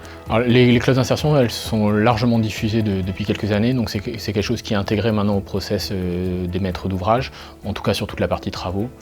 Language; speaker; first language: French; native; French